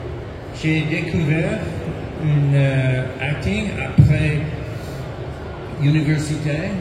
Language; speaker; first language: French; non-native, learner; English